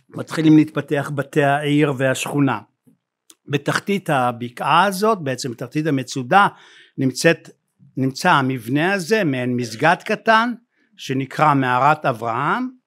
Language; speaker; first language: Hebrew; native; Hebrew